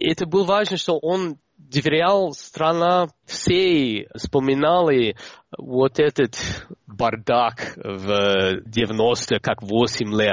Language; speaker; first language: Russian; non-native, fluent; English